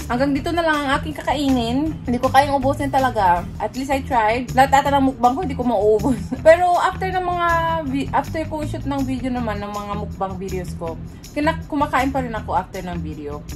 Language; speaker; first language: Filipino; non-native, local second language; Iloko